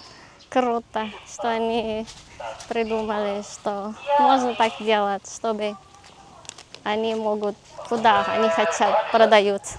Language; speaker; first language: Russian; non-native, learner; Filipino